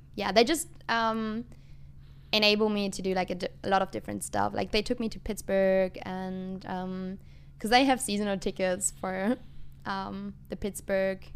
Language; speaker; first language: English; non-native, fluent; German